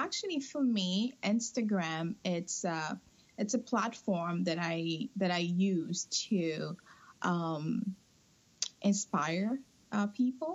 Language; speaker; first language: English; non-native, fluent; Haitian Creole